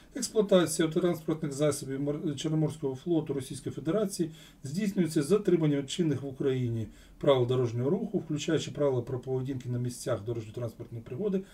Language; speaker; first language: Ukrainian; non-native, local second language; Russian